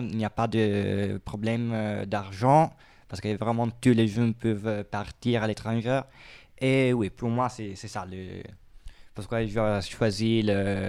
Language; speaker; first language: French; non-native, fluent; Italian